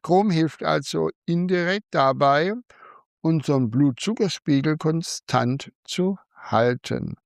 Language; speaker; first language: German; native; German